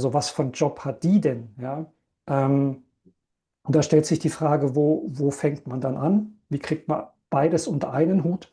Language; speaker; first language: German; native; German